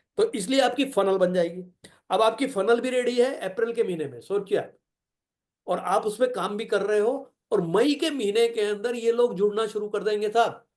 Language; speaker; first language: Hindi; native; Hindi